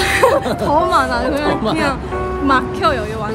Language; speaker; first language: Korean; non-native, fluent; Cantonese